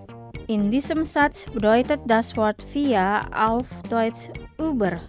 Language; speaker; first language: German; non-native, fluent; Indonesian